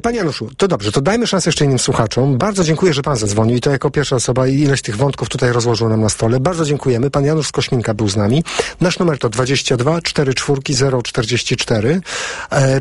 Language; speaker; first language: Polish; native; Polish